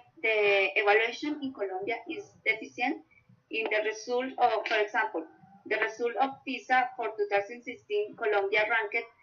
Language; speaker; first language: English; non-native, learner; Spanish